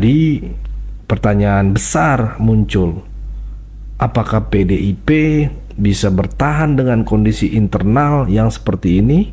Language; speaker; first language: Indonesian; native; Indonesian